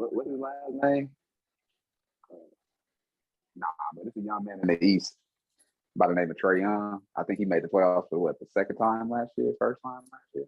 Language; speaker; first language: English; native; English